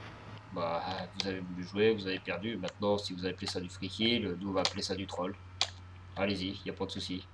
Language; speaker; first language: French; native; French